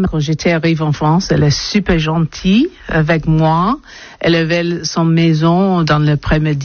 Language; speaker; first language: French; non-native, learner; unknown